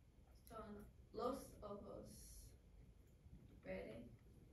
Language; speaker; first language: Spanish; non-native, learner; English